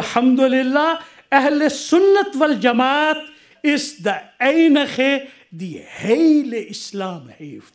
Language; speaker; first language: Dutch; non-native, fluent; Urdu